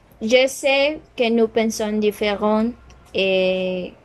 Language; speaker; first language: French; non-native, learner; Spanish